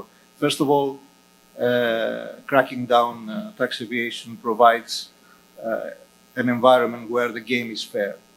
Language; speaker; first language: English; non-native, fluent; Greek